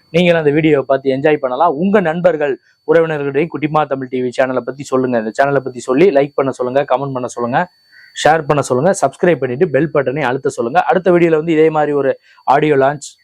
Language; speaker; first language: Tamil; native; Tamil